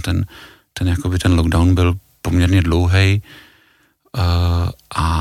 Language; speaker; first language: Czech; native; Czech